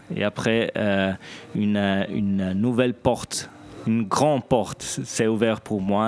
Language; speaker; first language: French; non-native, local second language; Italian